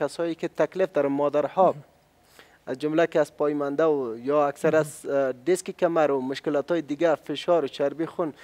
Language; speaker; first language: Persian; native; Persian